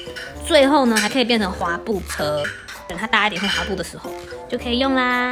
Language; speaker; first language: Chinese; native; Chinese